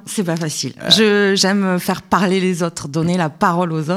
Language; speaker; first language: French; native; French